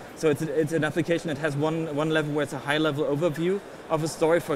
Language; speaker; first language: English; non-native, fluent; German